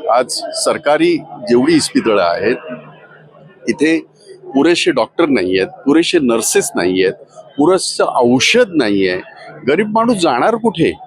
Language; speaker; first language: Marathi; native; Marathi